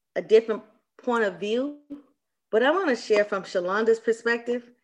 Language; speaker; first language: English; native; English